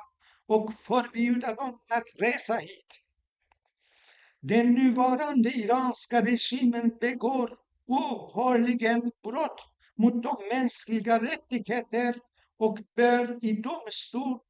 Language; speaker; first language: Swedish; non-native, fluent; Persian